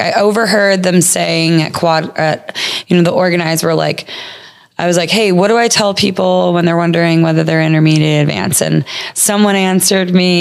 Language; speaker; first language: English; native; English